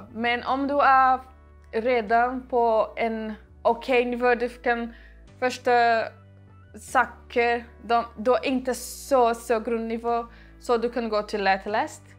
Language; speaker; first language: Swedish; non-native, learner; Portuguese